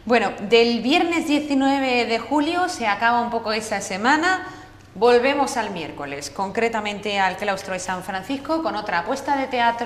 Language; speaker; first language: Spanish; native; Spanish